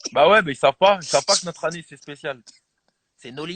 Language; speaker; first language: French; native; French